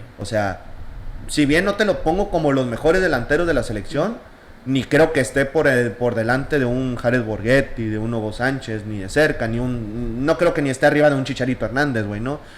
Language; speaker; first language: Spanish; native; Spanish